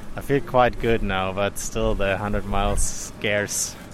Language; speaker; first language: English; non-native, fluent; German